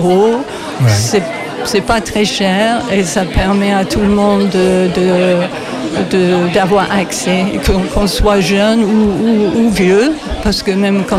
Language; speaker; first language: French; non-native, fluent; English